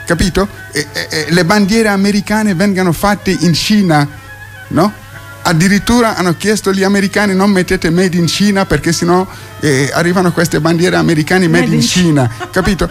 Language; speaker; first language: Italian; non-native, fluent; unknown